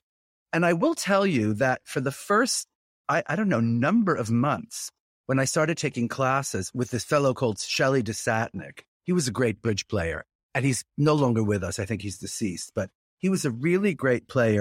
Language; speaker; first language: English; native; English